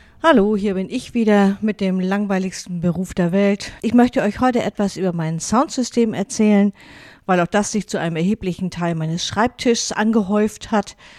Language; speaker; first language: German; non-native, local second language; Low German